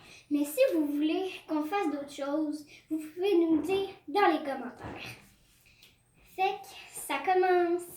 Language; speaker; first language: French; native; French